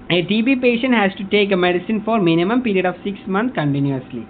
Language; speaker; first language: English; non-native, local second language; Malayalam